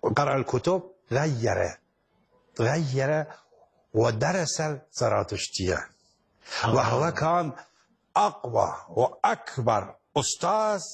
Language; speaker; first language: Arabic; non-native, fluent; Persian